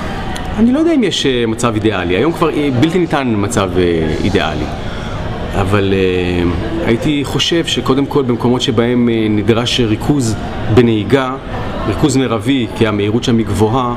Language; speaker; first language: Hebrew; native; Hebrew